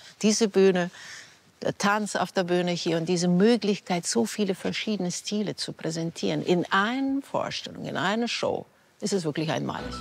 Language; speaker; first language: German; non-native, fluent; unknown